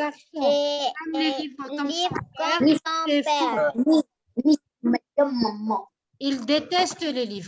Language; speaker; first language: French; non-native, local second language; Arabic